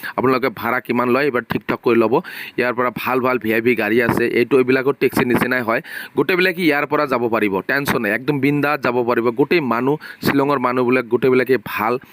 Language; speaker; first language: Assamese; non-native, local second language; Bangla